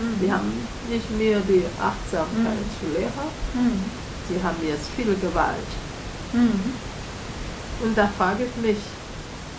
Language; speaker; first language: German; non-native, learner; Chinese